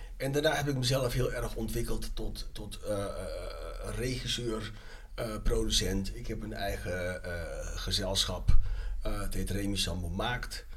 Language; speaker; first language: Dutch; native; Dutch